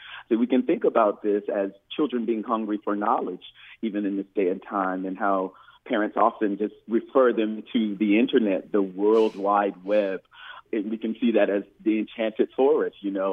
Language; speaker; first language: English; native; English